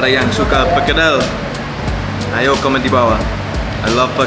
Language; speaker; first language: Indonesian; non-native, learner; English